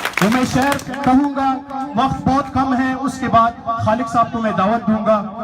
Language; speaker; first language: Urdu; non-native, local second language; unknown